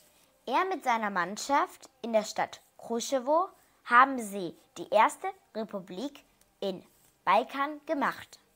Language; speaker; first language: German; early bilingual, other home language; Macedonian